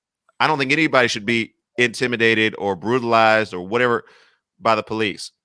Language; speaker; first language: English; native; English